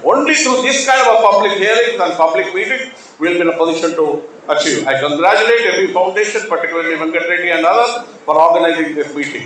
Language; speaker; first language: English; non-native, local second language; Telugu